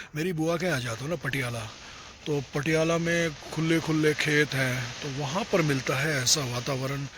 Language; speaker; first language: Hindi; native; Hindi